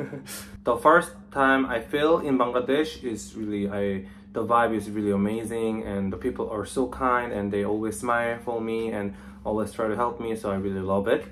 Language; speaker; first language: English; non-native, fluent; Korean